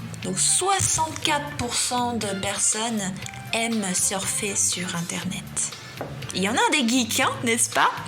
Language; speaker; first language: French; non-native, fluent; Chinese